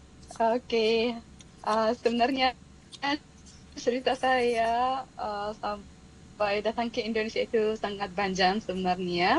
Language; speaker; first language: Indonesian; non-native, fluent; Arabic